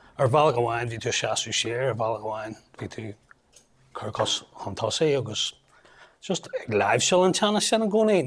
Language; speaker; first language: Irish; non-native, local second language; English